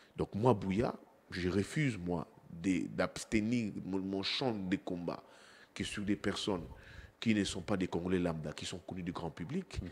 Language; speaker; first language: French; non-native, local second language; Lingala